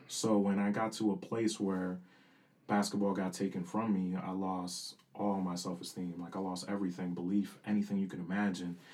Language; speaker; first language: English; early bilingual, other home language; Spanish